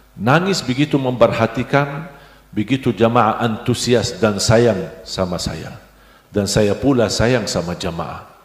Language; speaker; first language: Indonesian; non-native, fluent; Arabic